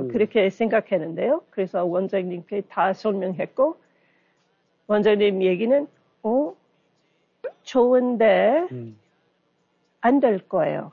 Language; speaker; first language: Korean; non-native, learner; English